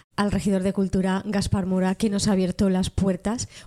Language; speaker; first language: Spanish; native; Spanish